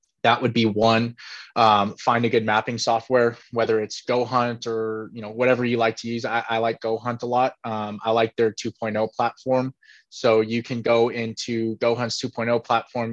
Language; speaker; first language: English; native; English